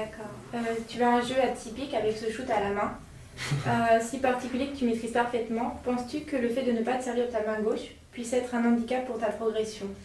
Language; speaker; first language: French; native; French